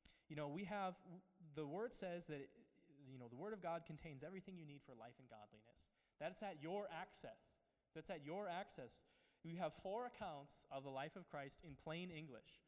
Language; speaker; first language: English; native; English